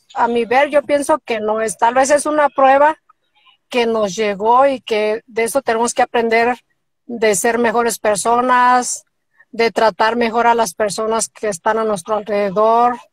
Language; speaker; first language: Spanish; native; Spanish